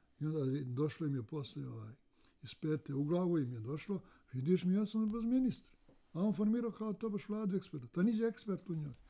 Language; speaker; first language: Serbian; native; Serbian